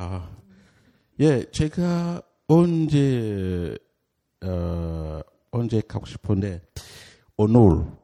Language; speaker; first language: Korean; non-native, learner; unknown